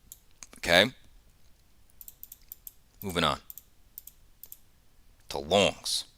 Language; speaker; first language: English; native; English